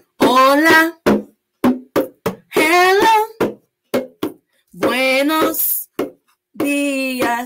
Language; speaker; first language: Spanish; early bilingual, heritage; Spanish